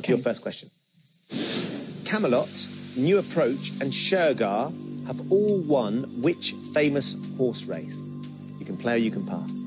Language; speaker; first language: English; native; English